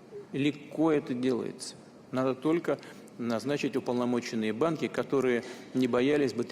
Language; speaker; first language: Russian; native; Russian